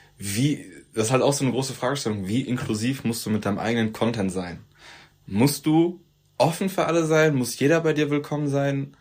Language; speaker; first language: German; early bilingual, other home language; Turkish